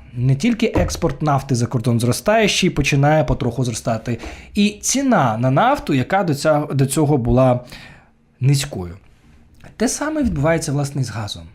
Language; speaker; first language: Ukrainian; non-native, local second language; Russian